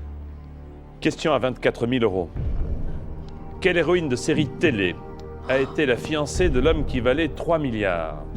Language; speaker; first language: French; native; French